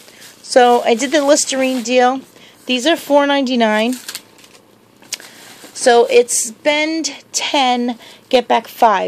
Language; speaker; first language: English; native; English